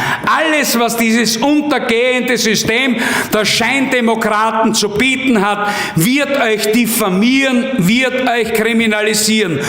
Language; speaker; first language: German; native; German